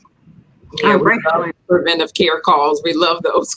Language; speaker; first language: English; native; English